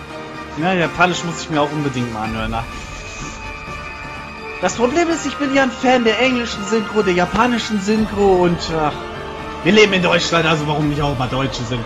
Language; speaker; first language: German; native; German